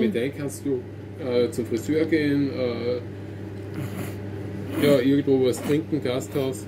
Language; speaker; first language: German; native; German